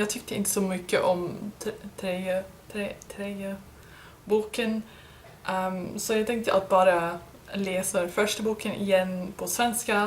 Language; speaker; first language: Swedish; non-native, learner; English